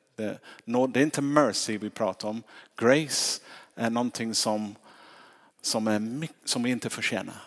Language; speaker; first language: Swedish; non-native, fluent; English